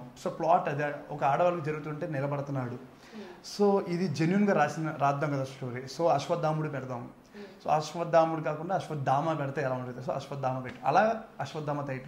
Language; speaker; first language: Telugu; native; Telugu